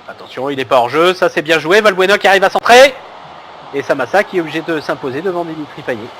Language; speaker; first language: French; native; French